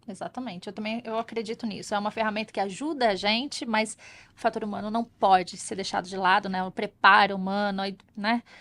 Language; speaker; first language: Portuguese; native; Portuguese